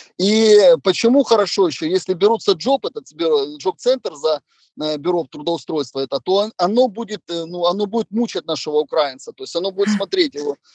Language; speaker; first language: Russian; native; Russian